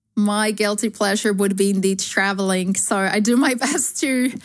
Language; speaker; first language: English; non-native, fluent; Slovak